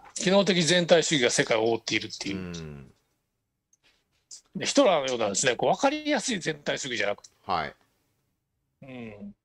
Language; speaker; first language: Japanese; native; Japanese